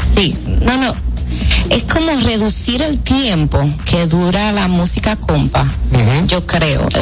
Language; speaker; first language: Spanish; early bilingual, heritage; Spanish